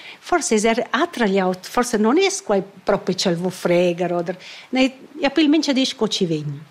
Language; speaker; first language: Italian; non-native, local second language; Romansh